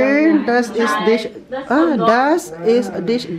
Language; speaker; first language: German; non-native, learner; Filipino